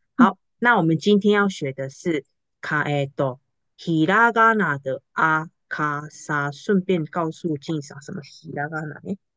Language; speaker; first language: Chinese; native; Chinese